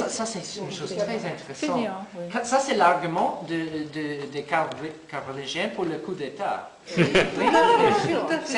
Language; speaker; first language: French; non-native, learner; English